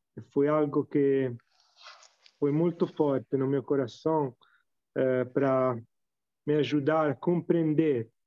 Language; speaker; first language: Portuguese; non-native, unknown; Italian